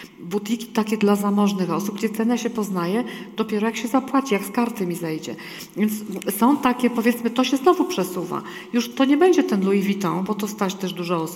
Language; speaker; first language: Polish; native; Polish